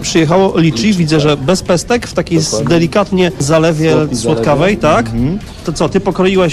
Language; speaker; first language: Polish; native; Polish